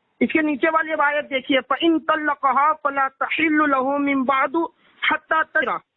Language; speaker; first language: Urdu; native; Urdu